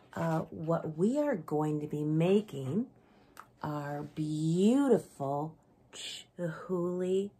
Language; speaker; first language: English; native; English